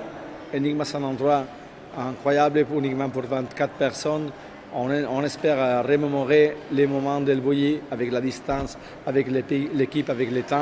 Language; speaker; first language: French; non-native, fluent; Spanish